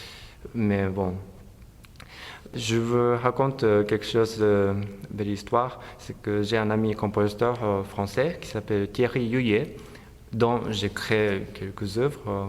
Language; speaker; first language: French; non-native, fluent; Japanese